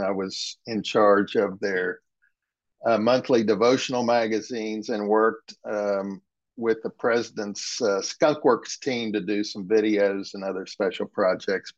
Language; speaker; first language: English; native; English